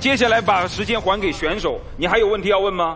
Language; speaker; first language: Chinese; native; Chinese